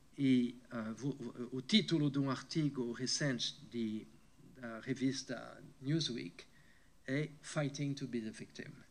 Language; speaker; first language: Portuguese; non-native, fluent; French